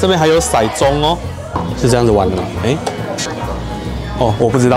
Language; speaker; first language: Chinese; native; Chinese